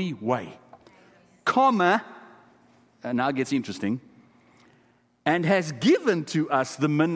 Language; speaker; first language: English; non-native, local second language; Afrikaans